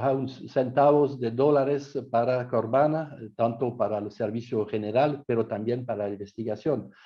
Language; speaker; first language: Spanish; non-native, fluent; French